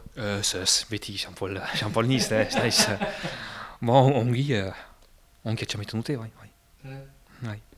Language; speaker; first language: Basque; native; Basque